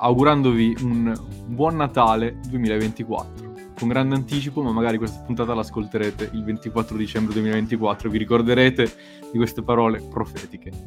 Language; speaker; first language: Italian; native; Italian